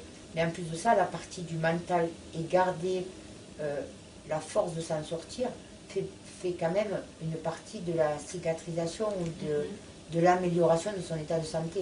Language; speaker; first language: French; native; French